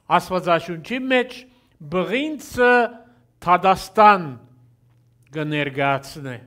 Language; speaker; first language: Armenian; early bilingual, heritage; Armenian